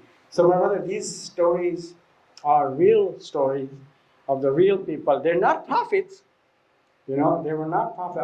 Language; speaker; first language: English; non-native, fluent; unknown